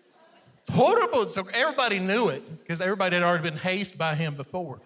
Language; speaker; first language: English; non-native, fluent; Persian